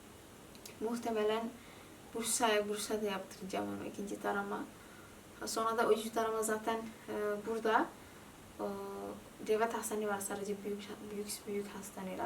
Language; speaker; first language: Turkish; non-native, learner; Indonesian